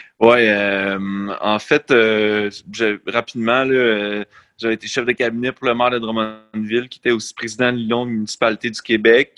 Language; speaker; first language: French; native; French